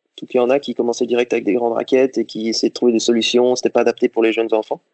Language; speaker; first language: French; native; French